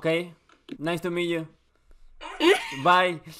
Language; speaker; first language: English; non-native, learner; Spanish